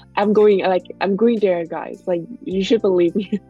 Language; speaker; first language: English; non-native, fluent; Vietnamese